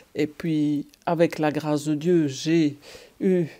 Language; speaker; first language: French; native; French